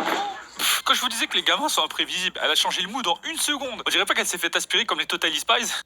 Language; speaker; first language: French; native; French